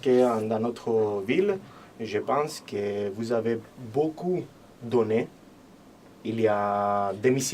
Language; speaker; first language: French; non-native, fluent; Greek